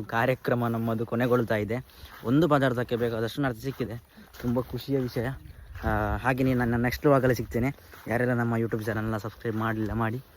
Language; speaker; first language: Kannada; non-native, local second language; Tulu